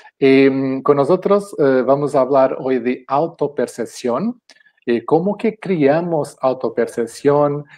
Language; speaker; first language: Spanish; non-native, fluent; Portuguese